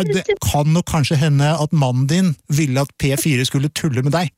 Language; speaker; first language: Norwegian; native; Norwegian